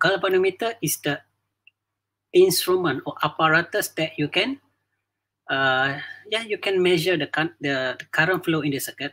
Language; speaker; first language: English; non-native, local second language; Malay